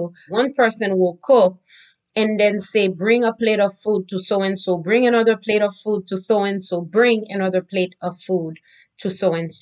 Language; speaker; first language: English; non-native, fluent; Haitian Creole